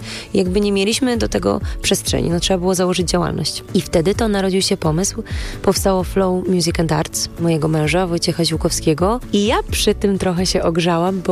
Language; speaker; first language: Polish; native; Polish